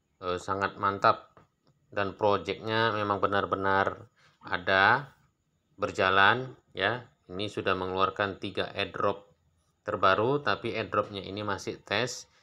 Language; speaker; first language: Indonesian; native; Indonesian